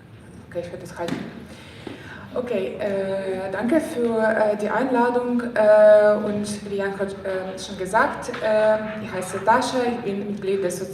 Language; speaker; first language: German; non-native, fluent; Ukrainian